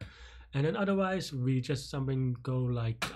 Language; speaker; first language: English; native; English